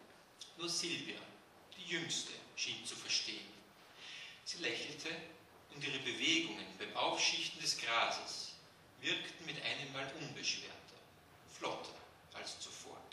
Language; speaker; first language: German; native; German